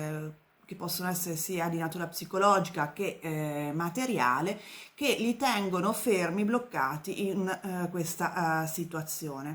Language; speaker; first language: Italian; native; Italian